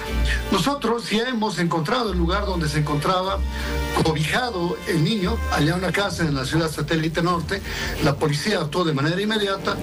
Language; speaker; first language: Spanish; native; Spanish